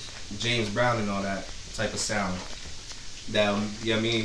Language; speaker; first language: English; native; English